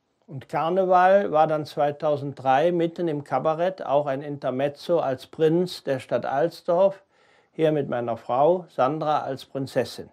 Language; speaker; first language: German; native; German